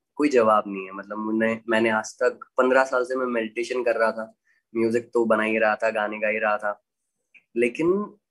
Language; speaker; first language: Hindi; native; Hindi